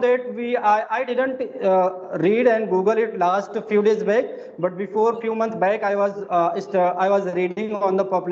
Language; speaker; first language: English; non-native, fluent; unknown